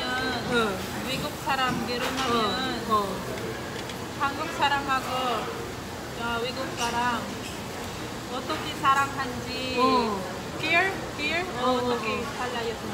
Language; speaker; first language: Korean; non-native, learner; Filipino